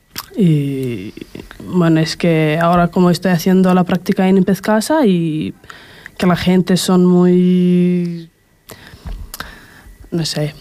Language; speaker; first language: Spanish; non-native, fluent; Romanian